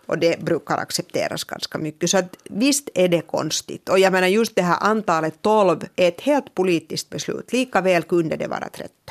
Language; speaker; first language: Swedish; native; Swedish